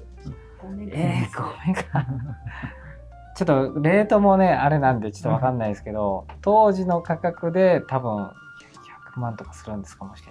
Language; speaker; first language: Japanese; native; Japanese